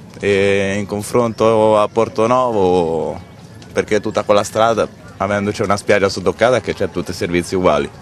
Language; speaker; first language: Italian; native; Italian